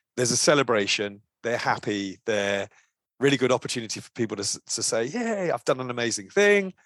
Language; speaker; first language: English; native; English